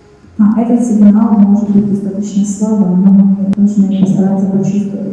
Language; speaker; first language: Russian; native; Russian